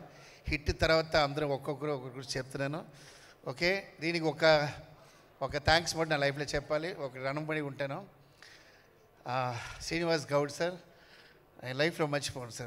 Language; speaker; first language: Telugu; non-native, fluent; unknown